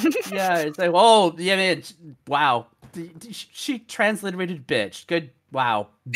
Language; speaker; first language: English; native; English